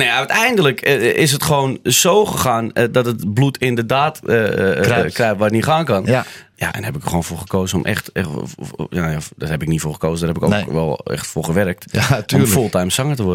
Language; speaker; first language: Dutch; native; Dutch